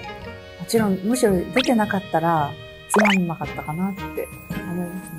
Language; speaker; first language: Japanese; native; Japanese